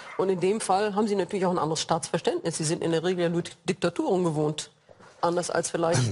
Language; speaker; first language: German; early bilingual, other home language; Arabic